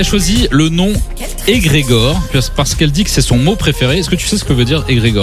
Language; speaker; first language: French; native; French